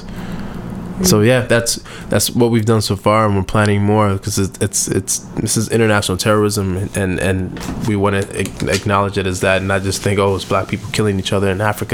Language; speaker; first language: English; native; English